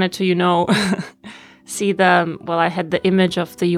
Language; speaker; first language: English; non-native, fluent; Bosnian